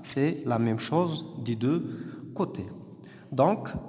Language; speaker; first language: French; non-native, local second language; Arabic